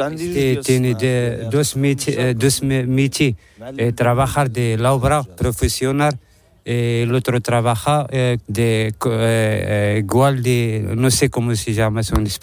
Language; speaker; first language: Spanish; non-native, learner; Arabic